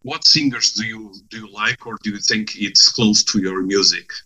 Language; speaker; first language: English; non-native, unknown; Portuguese